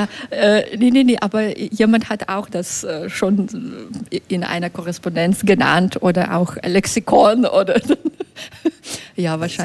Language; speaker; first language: German; non-native, fluent; Belarusian